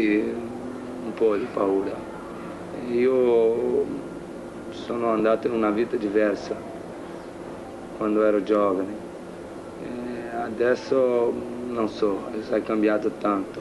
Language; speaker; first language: Italian; non-native, fluent; Portuguese